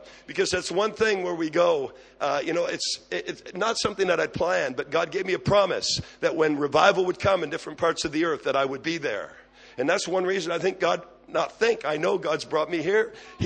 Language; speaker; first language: English; native; English